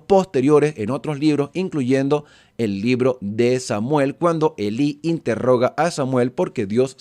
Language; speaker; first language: Spanish; native; Spanish